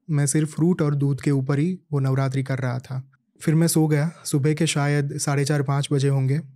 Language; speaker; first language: Hindi; native; Hindi